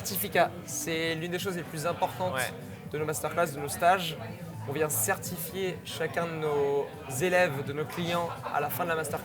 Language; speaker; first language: French; native; French